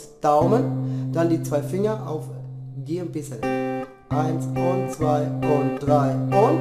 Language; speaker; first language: German; native; German